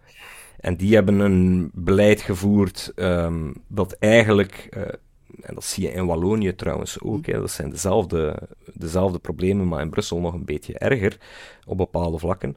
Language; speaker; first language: Dutch; native; Dutch